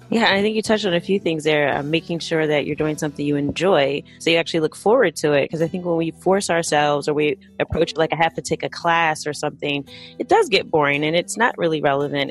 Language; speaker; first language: English; native; English